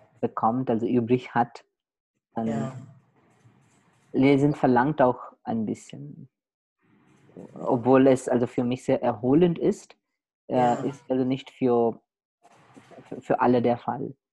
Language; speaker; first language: German; non-native, fluent; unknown